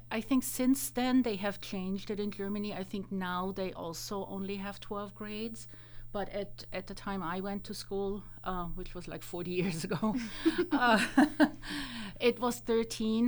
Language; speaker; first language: English; non-native, fluent; German